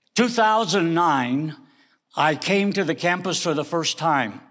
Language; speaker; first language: English; early bilingual, other home language; Spanish